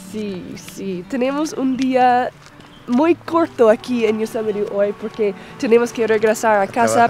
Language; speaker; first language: Spanish; non-native, learner; English